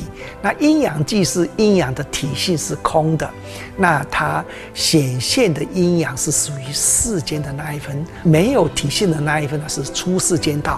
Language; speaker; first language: Chinese; native; Chinese